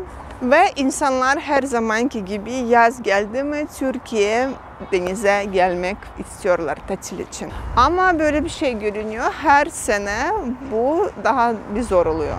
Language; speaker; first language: Turkish; non-native, fluent; Russian